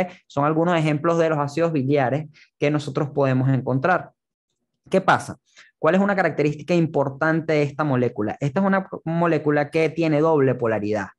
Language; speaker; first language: Spanish; native; Spanish